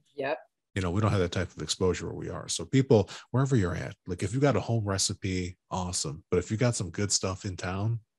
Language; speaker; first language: English; native; English